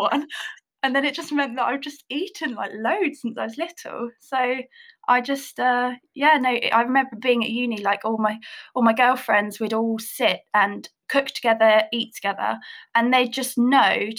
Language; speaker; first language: English; native; English